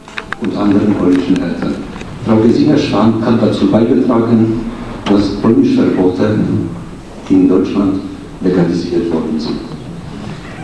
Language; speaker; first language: German; non-native, fluent; Polish